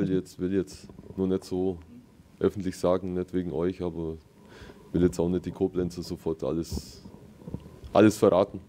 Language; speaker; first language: German; native; German